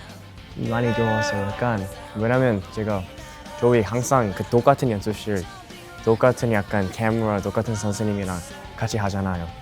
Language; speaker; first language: Korean; non-native, learner; English